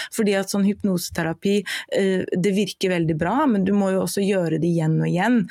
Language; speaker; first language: Norwegian; non-native, fluent; German